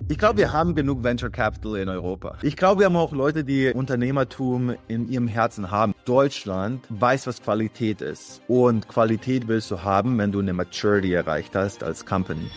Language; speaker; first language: German; early bilingual, other home language; Croatian